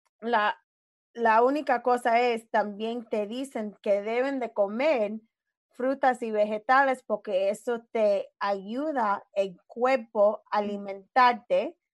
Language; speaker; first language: Spanish; early bilingual, other home language; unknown